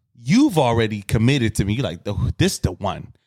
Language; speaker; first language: English; native; English